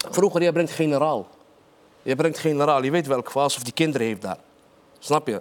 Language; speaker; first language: Dutch; early bilingual, other home language; Arabic